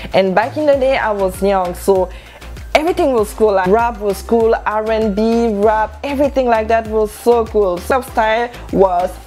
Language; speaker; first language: English; non-native, local second language; French